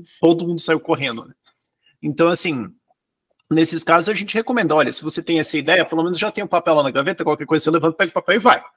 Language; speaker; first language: Portuguese; native; Portuguese